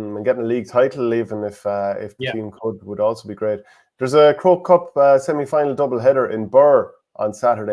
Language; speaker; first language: English; native; English